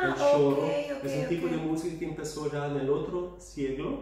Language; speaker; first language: Spanish; non-native, fluent; Portuguese